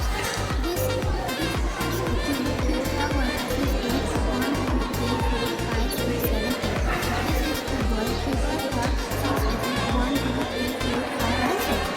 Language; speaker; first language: English; non-native, learner; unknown